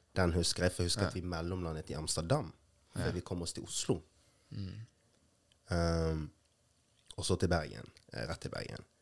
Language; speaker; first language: Norwegian; early bilingual, other home language; Rundi